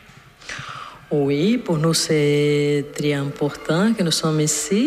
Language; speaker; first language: French; non-native, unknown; Portuguese